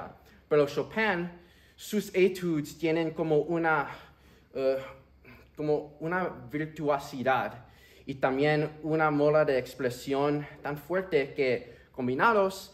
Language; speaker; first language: Spanish; early bilingual, heritage; Spanish